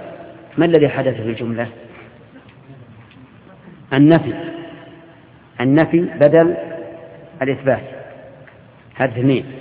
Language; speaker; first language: Arabic; native; Arabic